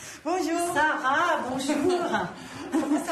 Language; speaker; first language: French; native; French